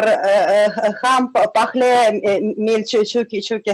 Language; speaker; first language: Hindi; non-native, learner; Russian